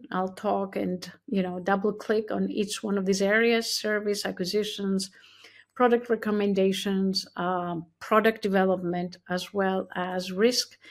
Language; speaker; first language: English; non-native, fluent; Greek